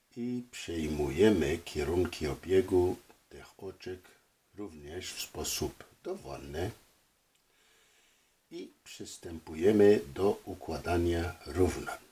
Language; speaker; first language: Polish; non-native, fluent; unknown